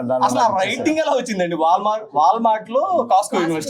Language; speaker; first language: Telugu; native; Telugu